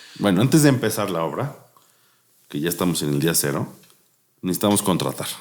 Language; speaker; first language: Spanish; native; Spanish